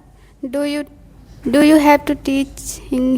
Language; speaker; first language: English; non-native, learner; Hindi